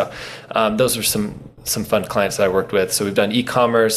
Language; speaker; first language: English; native; English